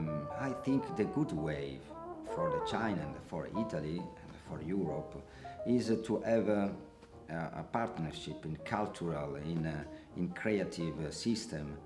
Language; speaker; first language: English; non-native, learner; Italian